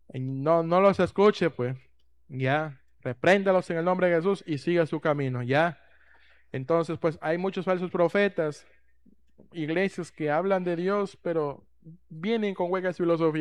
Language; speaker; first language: Spanish; native; Spanish